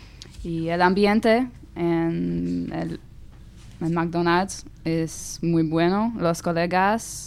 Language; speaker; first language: Spanish; non-native, learner; Hungarian